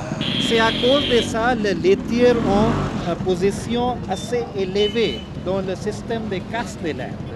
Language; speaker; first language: French; non-native, fluent; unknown